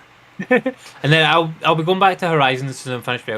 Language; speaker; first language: English; native; English